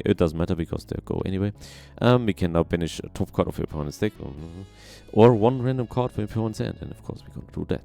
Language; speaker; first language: English; non-native, fluent; German